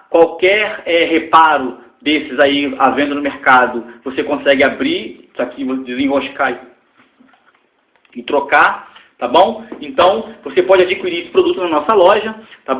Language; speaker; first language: Portuguese; native; Portuguese